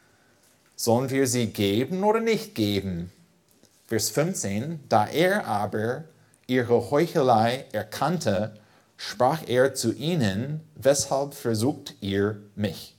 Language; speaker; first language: German; non-native, fluent; English